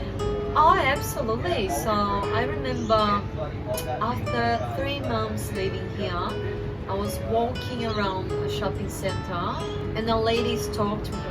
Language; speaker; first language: English; non-native, fluent; Portuguese